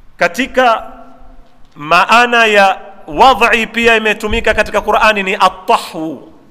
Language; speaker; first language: Swahili; native; Swahili